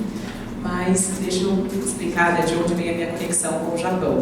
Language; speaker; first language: Portuguese; native; Portuguese